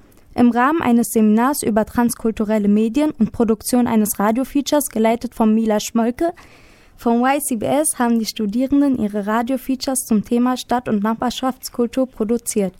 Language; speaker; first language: German; native; German